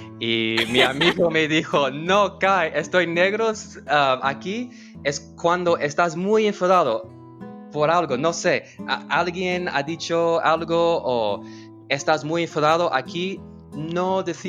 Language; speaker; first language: Spanish; non-native, fluent; English